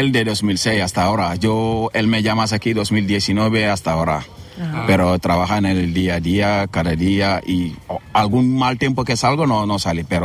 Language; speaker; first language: Spanish; non-native, learner; Wolof